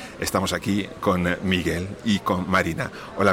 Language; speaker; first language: Spanish; non-native, fluent; English